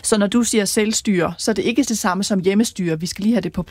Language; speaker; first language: Danish; native; Danish